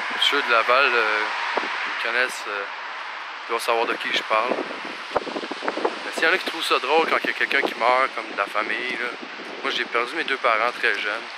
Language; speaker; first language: French; native; French